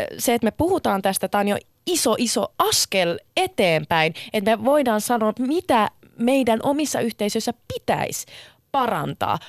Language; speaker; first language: Finnish; early bilingual, other home language; Sinhala